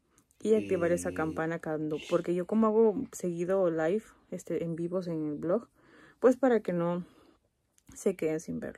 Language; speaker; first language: Spanish; native; Spanish